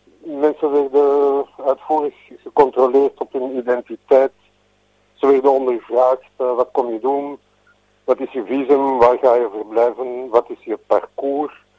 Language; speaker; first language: Dutch; native; Dutch